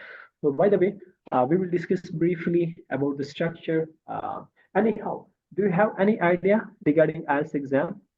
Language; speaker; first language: English; non-native, fluent; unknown